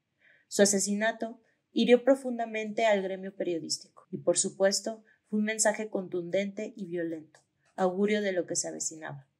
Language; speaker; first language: Spanish; native; Spanish